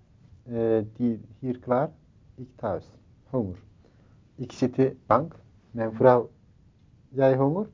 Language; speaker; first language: Dutch; non-native, learner; Turkish